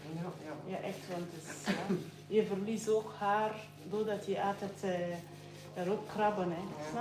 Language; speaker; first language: Dutch; non-native, fluent; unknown